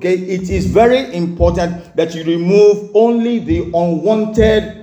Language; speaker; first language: English; non-native, local second language; Igbo